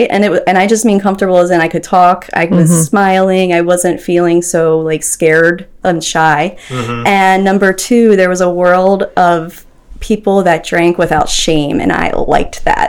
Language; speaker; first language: English; native; English